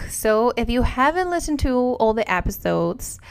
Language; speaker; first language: English; non-native, fluent; Spanish